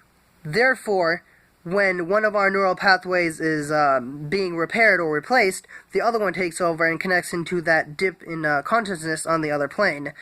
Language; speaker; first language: English; native; English